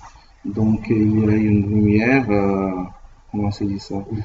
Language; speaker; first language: French; non-native, learner; Portuguese